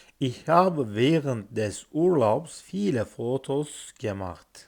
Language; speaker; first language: German; non-native, fluent; Turkish